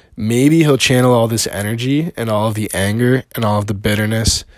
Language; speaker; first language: English; native; English